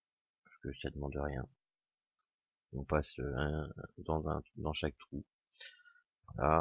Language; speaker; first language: French; native; French